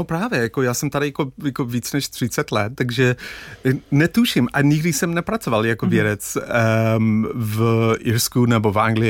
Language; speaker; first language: Czech; non-native, fluent; English